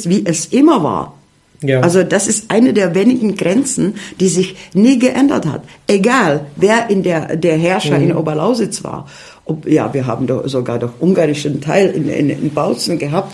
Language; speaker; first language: German; early bilingual, heritage; Czech